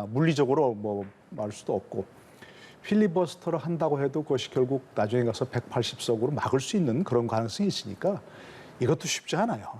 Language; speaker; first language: Korean; native; Korean